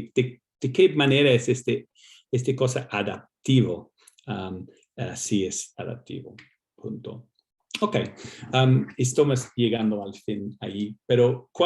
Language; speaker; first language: Spanish; non-native, fluent; English